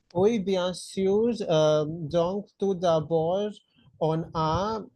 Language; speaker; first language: French; non-native, fluent; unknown